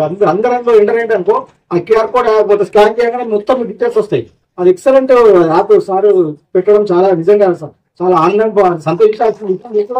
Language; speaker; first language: Telugu; native; Telugu